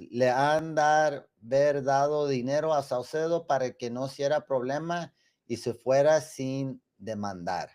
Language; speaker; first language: Spanish; early bilingual, other home language; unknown